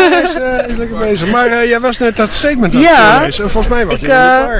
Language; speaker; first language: Dutch; native; Dutch